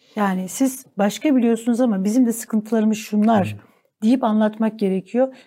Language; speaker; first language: Turkish; native; Turkish